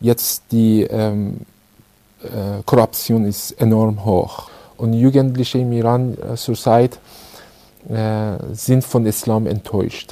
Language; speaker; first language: German; non-native, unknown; Persian